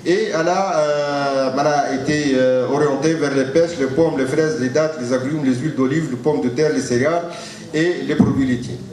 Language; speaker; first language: French; non-native, local second language; Arabic